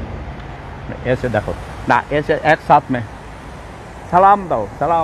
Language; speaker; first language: Hindi; non-native, learner; Bangla